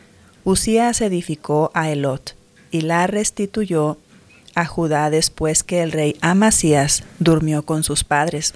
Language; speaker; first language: Spanish; native; Spanish